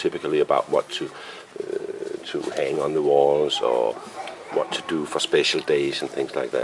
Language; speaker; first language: English; non-native, fluent; Danish